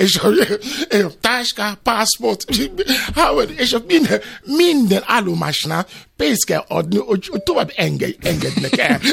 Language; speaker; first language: Hungarian; non-native, fluent; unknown